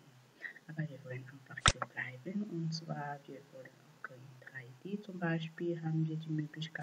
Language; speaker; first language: German; non-native, fluent; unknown